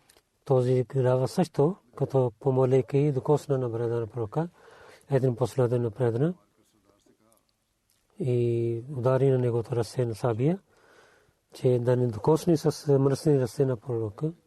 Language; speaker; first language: Bulgarian; non-native, learner; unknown